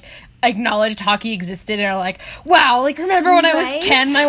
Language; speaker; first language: English; native; English